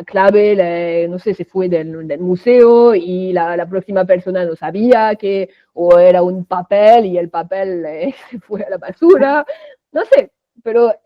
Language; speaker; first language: Spanish; non-native, fluent; French